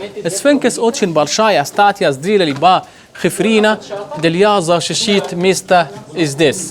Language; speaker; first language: Russian; non-native, learner; Arabic